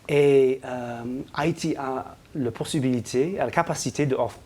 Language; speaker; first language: French; non-native, fluent; English